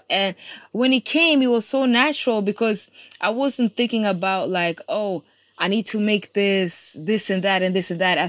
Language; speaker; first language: English; non-native, fluent; Kikuyu